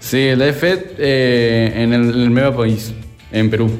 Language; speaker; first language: Catalan; non-native, learner; Spanish